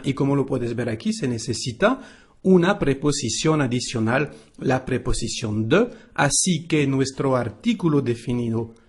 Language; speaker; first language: Spanish; non-native, fluent; French